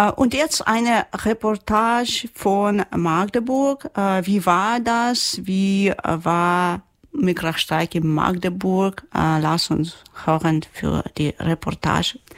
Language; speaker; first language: German; non-native, fluent; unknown